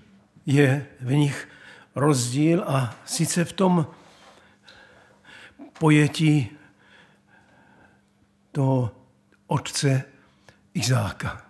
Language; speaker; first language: Czech; native; Czech